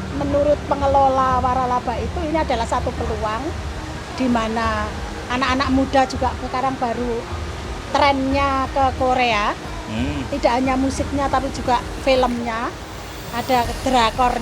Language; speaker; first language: Indonesian; native; Indonesian